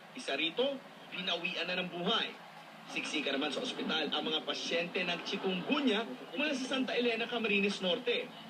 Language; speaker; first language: Filipino; native; Filipino